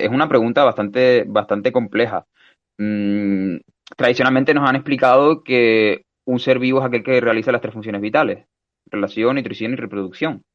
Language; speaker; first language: Spanish; native; Spanish